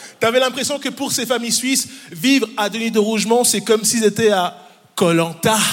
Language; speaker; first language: French; early bilingual, other home language; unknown